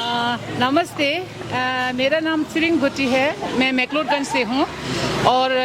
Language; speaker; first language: Hindi; non-native, local second language; Tibetan